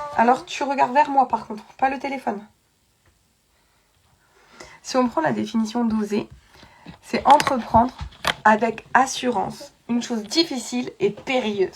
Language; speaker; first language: French; native; French